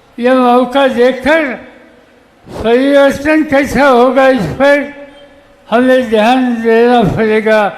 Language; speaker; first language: Hindi; non-native, local second language; Marathi